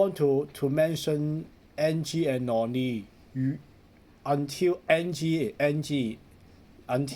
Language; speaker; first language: English; non-native, learner; Cantonese